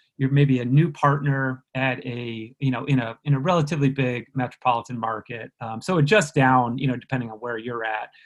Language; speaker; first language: English; native; English